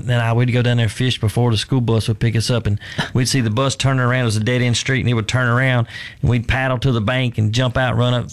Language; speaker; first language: English; native; English